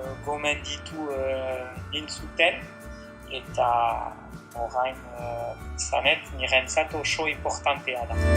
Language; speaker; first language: Basque; non-native, learner; French